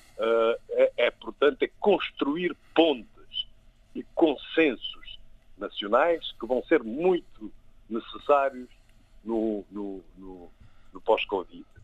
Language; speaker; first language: Portuguese; non-native, local second language; Kabuverdianu